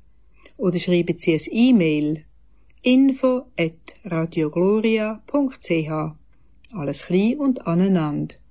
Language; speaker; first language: German; native; German